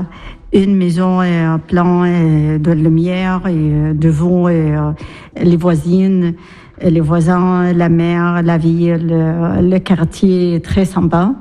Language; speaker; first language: French; non-native, learner; Arabic